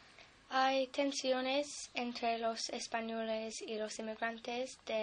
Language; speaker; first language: Spanish; non-native, learner; English